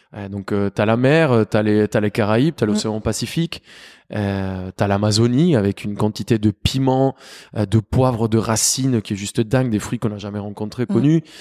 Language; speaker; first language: French; non-native, fluent; Spanish